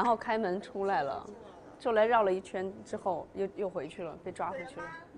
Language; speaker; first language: Chinese; native; Chinese